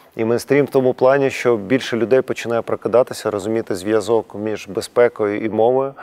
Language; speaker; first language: Ukrainian; native; Ukrainian